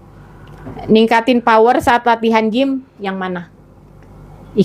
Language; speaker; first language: Indonesian; native; Indonesian